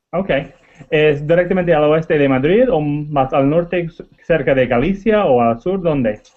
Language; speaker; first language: Spanish; non-native, learner; English